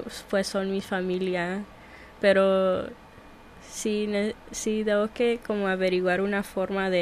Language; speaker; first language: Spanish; early bilingual, heritage; Spanish